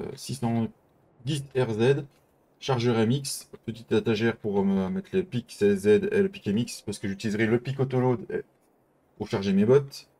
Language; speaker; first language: French; native; French